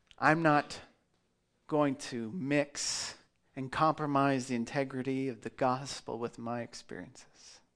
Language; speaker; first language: English; native; English